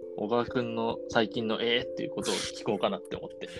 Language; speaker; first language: Japanese; native; Japanese